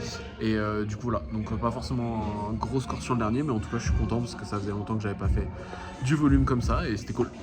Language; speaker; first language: French; native; French